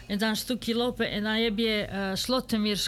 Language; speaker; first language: Dutch; non-native, learner; Serbian